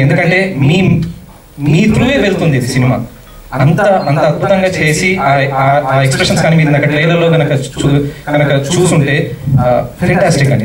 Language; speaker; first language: Telugu; native; Telugu